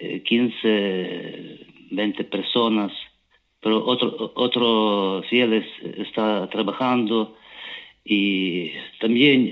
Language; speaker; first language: Spanish; non-native, learner; Ukrainian